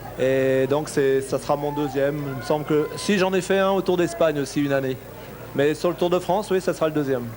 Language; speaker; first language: French; native; French